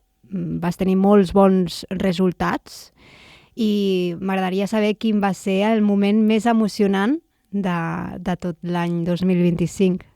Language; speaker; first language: Catalan; native; Catalan